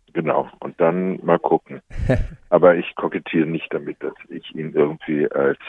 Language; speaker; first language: German; native; German